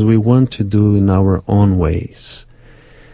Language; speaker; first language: English; non-native, fluent; Portuguese